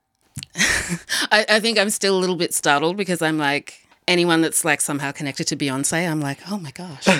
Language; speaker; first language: English; native; English